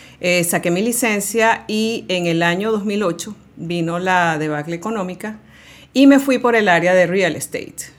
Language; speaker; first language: Spanish; native; Spanish